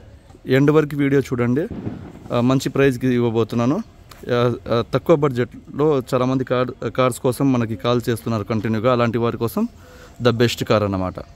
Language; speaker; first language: Telugu; native; Telugu